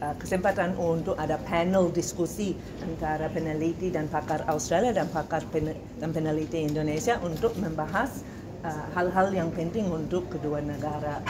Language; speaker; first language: Indonesian; non-native, fluent; English